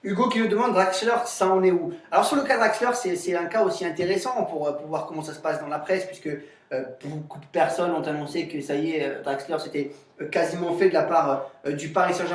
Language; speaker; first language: French; native; French